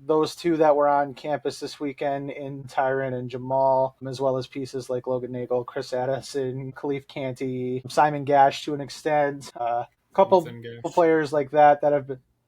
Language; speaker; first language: English; native; English